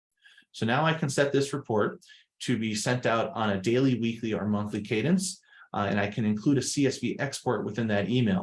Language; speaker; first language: English; native; English